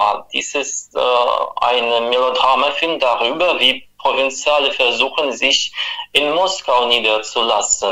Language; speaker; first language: German; non-native, fluent; Russian